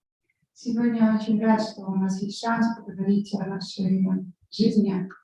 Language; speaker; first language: Russian; native; Russian